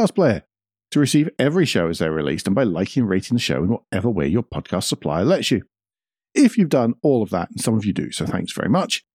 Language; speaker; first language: English; native; English